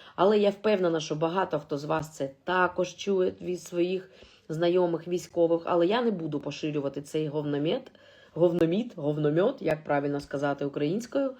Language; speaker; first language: Ukrainian; native; Ukrainian